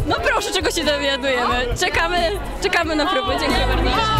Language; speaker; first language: Polish; native; Polish